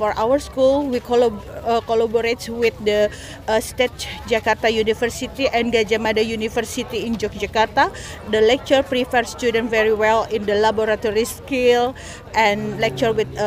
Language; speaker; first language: English; non-native, learner; Indonesian